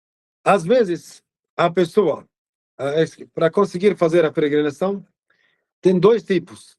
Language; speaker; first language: Portuguese; non-native, fluent; Arabic